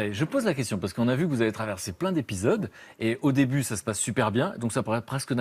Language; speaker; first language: French; native; French